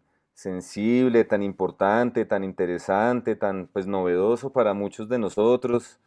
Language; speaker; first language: Spanish; native; Spanish